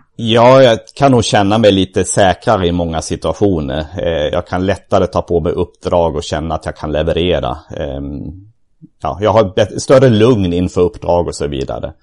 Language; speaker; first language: Swedish; native; Swedish